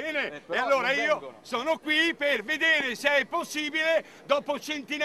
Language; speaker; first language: Italian; native; Italian